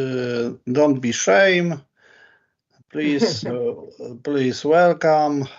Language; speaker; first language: English; non-native, learner; Polish